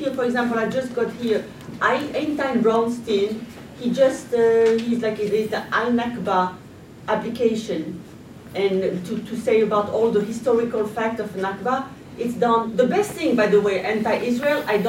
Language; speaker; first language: English; non-native, fluent; French